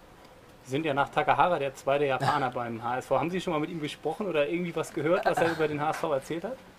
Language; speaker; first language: German; native; German